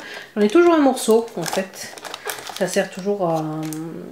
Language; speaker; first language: French; native; French